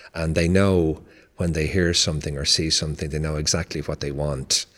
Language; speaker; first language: English; native; English